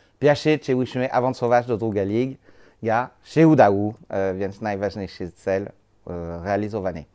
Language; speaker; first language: Polish; non-native, learner; French